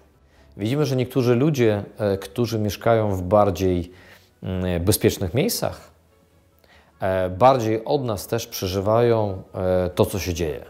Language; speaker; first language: Polish; non-native, fluent; Ukrainian